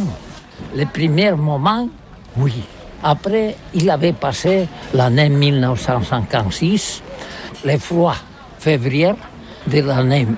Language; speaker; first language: French; non-native, learner; Catalan